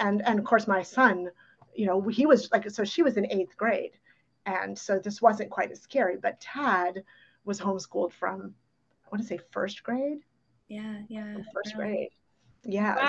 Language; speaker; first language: English; early bilingual, other home language; Ukrainian